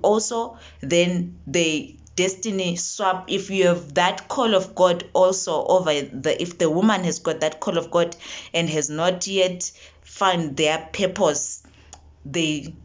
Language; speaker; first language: English; non-native, local second language; Zulu